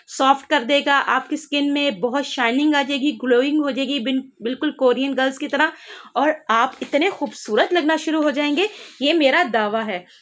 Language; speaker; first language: Urdu; native; Urdu